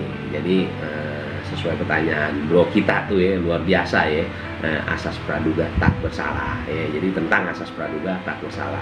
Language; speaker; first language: Indonesian; native; Indonesian